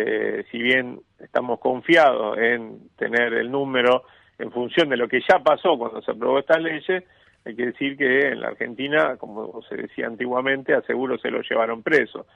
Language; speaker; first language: Spanish; native; Spanish